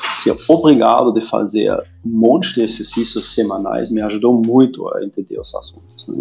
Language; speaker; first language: Portuguese; non-native, fluent; German